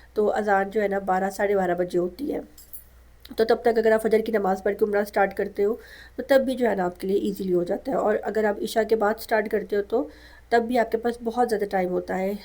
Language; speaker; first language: Urdu; native; Urdu